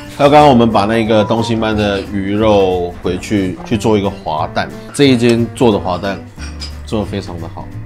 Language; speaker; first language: Chinese; native; Chinese